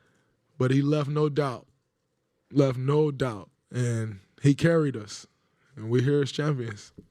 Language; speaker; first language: English; native; English